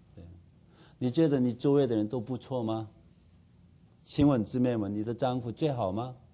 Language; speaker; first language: Chinese; non-native, fluent; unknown